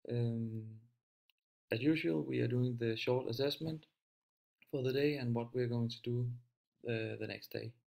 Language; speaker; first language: English; non-native, fluent; Danish